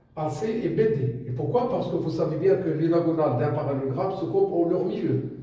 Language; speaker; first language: French; non-native, local second language; Arabic